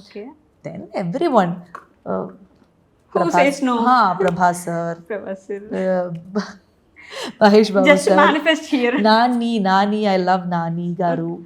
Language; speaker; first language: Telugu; non-native, learner; Malayalam